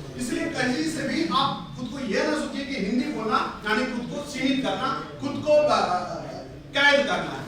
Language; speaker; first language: Hindi; native; Hindi